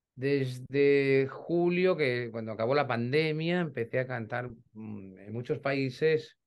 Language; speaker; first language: Spanish; native; Spanish